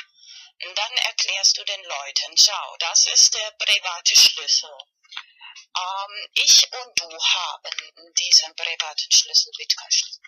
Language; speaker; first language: German; non-native, fluent; Spanish